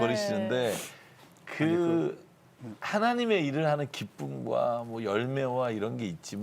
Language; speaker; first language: Korean; native; Korean